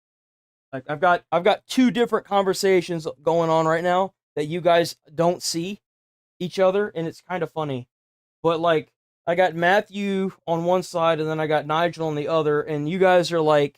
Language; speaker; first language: English; native; English